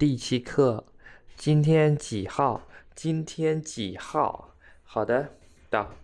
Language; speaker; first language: Chinese; non-native, fluent; Khmer